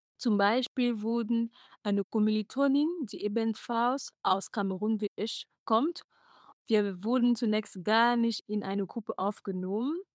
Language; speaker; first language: German; non-native, fluent; French